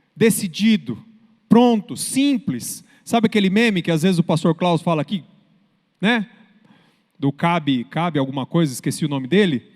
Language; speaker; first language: Portuguese; native; Portuguese